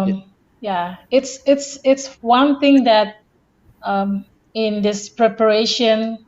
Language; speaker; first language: English; non-native, fluent; Indonesian